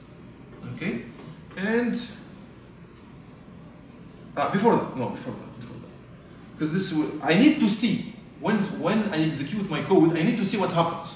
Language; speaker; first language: English; non-native, fluent; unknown